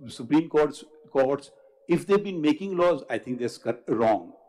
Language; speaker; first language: English; non-native, local second language; Urdu